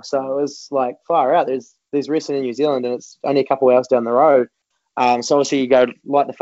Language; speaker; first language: English; native; English